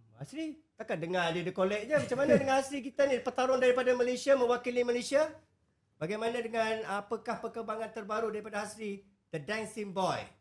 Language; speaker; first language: Malay; native; Malay